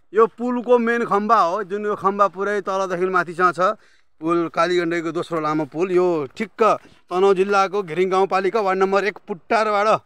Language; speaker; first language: Nepali; native; Nepali